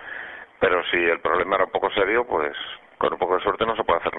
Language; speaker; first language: Spanish; native; Spanish